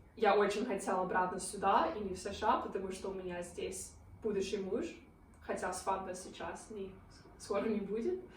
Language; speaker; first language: Russian; non-native, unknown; English